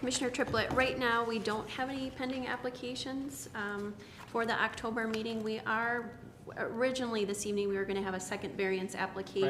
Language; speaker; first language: English; native; English